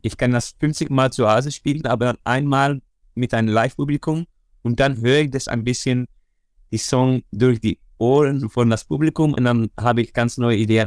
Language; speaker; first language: German; non-native, learner; Dutch